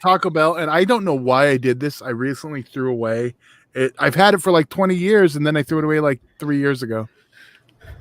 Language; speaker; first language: English; native; English